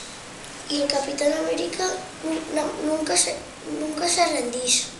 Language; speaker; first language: Catalan; non-native, local second language; Spanish